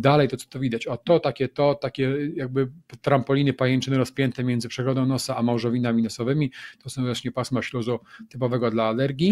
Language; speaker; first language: Polish; native; Polish